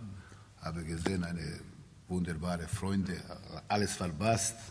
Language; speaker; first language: German; non-native, learner; Serbian